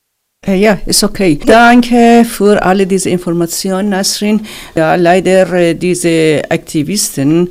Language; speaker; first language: German; non-native, learner; Persian